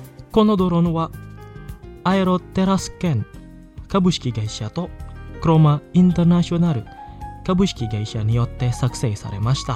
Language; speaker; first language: Japanese; non-native, fluent; Indonesian